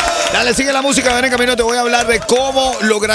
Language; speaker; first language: Spanish; native; Spanish